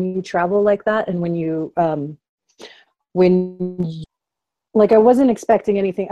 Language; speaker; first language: English; native; English